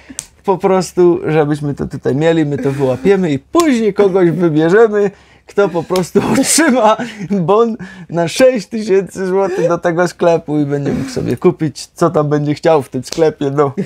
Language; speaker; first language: Polish; native; Polish